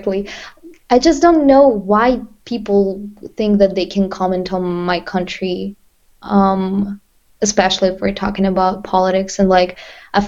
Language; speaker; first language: English; non-native, fluent; Russian